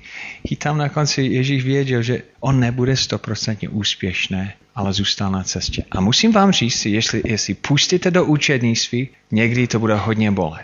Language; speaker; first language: Czech; non-native, fluent; English